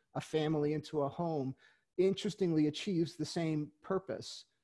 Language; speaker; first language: English; native; English